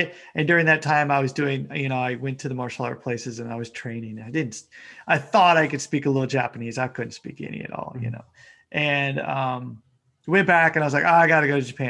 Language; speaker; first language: English; native; English